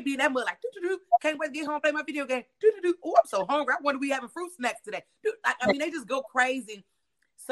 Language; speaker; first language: English; native; English